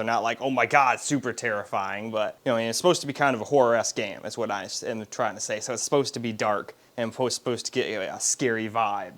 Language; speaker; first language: English; native; English